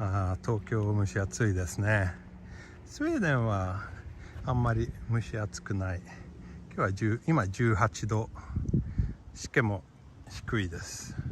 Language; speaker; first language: Japanese; non-native, fluent; Swedish